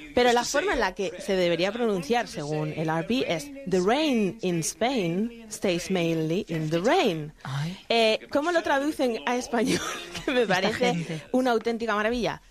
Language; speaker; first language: Spanish; native; Spanish